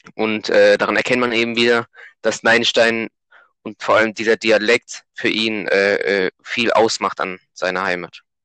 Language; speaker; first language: German; native; German